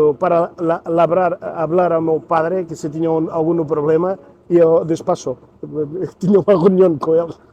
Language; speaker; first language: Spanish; non-native, learner; Portuguese